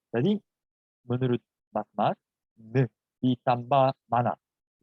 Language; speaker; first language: Indonesian; non-native, fluent; Korean